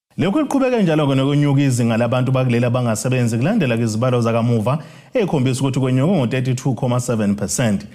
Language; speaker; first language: Zulu; native; Zulu